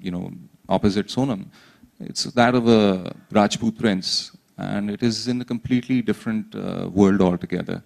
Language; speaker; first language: English; non-native, local second language; Urdu